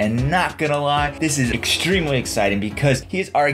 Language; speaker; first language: English; native; English